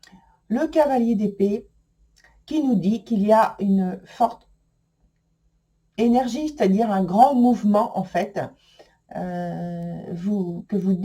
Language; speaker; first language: French; native; French